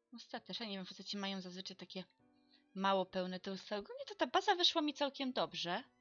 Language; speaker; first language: Polish; native; Polish